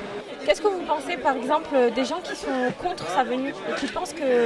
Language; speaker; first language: French; native; French